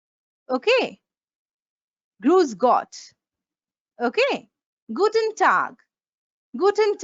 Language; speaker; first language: German; non-native, fluent; Bangla